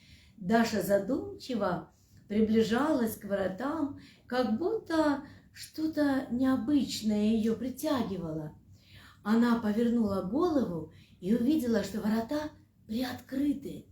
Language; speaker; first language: Russian; native; Russian